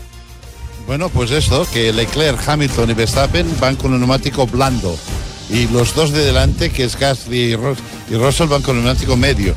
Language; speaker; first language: Spanish; native; Spanish